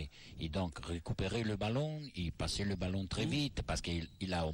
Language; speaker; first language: French; non-native, learner; Italian